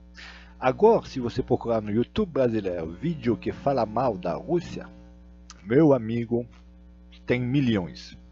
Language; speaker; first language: Portuguese; non-native, fluent; Russian